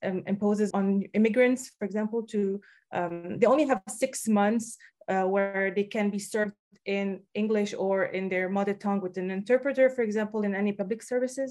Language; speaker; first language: English; native; English